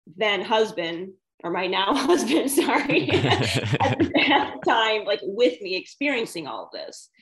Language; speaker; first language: English; native; English